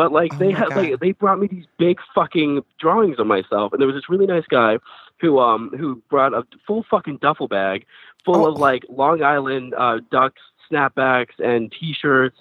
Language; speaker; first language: English; native; English